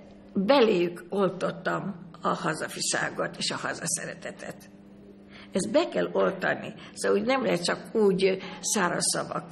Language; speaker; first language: Hungarian; early bilingual, other home language; Greek